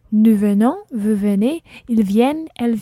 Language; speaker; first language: French; non-native, learner; English